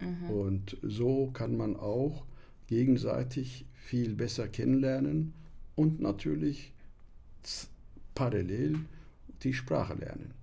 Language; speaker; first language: German; non-native, fluent; Turkish